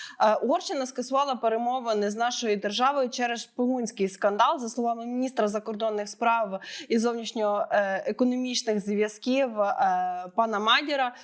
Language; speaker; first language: Ukrainian; native; Ukrainian